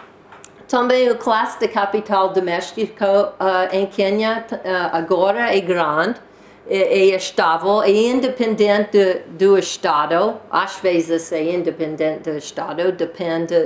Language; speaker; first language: Portuguese; non-native, learner; English